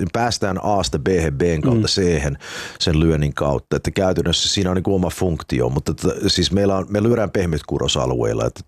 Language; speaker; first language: Finnish; early bilingual, heritage; Finnish